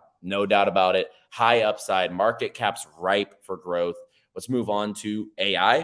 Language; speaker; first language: English; native; English